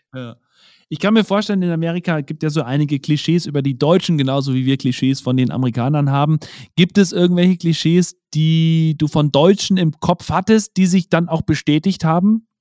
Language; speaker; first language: German; native; German